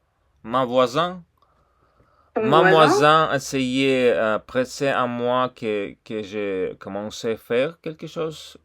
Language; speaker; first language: French; non-native, learner; Russian